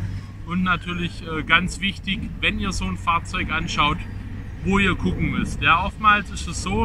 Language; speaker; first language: German; native; German